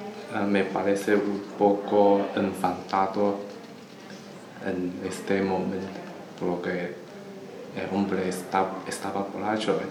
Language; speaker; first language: Spanish; non-native, learner; Chinese